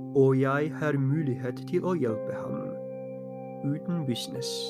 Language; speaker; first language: Norwegian; non-native, fluent; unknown